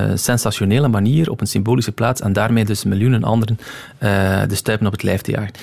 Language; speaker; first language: Dutch; native; Dutch